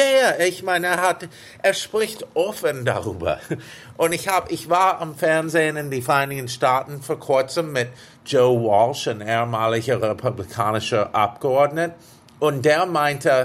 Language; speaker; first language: German; non-native, fluent; English